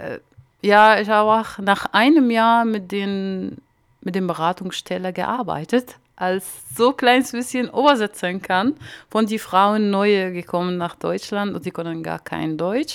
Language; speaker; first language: German; non-native, learner; Arabic